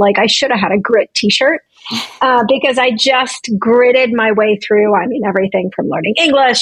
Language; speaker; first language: English; non-native, fluent; Russian